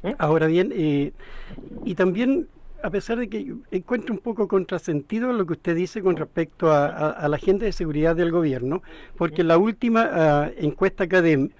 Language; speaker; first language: Spanish; native; Spanish